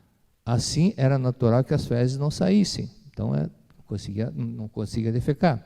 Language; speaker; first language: Portuguese; native; Portuguese